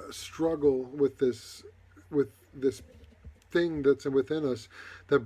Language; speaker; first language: English; native; English